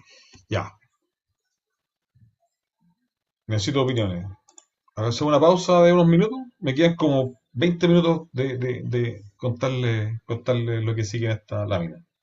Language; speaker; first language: Spanish; native; Spanish